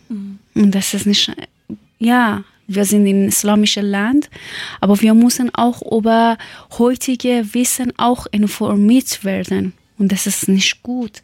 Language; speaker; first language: German; non-native, learner; Persian